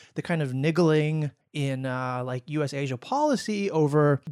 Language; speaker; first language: English; native; English